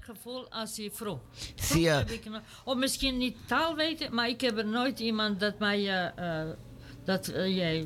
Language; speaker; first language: Dutch; non-native, learner; Serbian